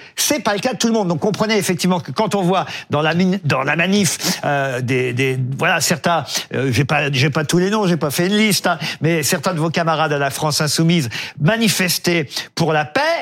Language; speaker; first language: French; native; French